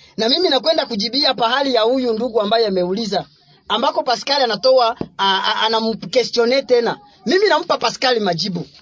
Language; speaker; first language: Swahili; native; Swahili